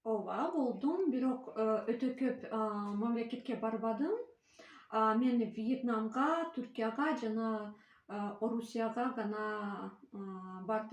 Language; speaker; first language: Kyrgyz; non-native, learner; Russian